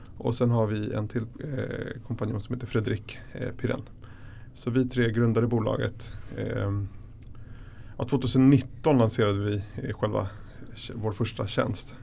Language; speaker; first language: Swedish; early bilingual, other home language; Spanish